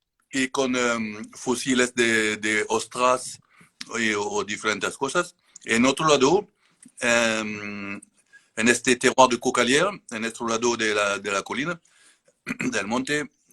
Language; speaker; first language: Spanish; non-native, learner; French